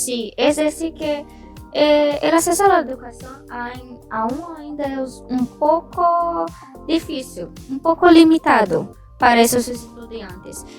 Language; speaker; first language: Spanish; non-native, learner; Portuguese